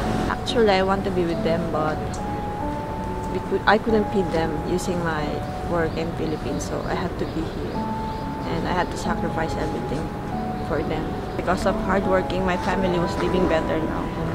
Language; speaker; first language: English; non-native, local second language; Filipino